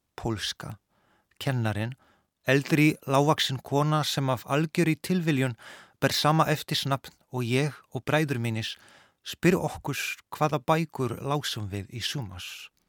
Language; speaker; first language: Icelandic; non-native, fluent; Polish